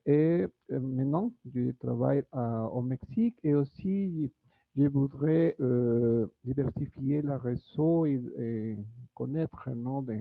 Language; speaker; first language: French; non-native, fluent; Spanish